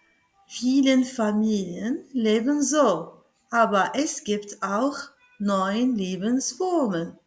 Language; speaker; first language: German; non-native, learner; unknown